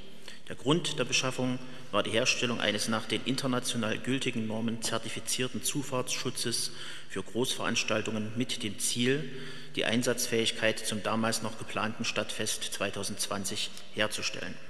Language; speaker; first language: German; native; German